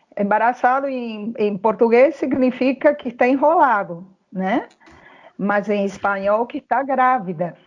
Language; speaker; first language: Portuguese; non-native, fluent; Spanish